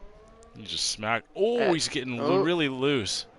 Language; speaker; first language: English; native; English